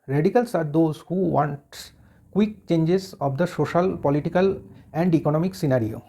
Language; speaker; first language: English; non-native, local second language; Bangla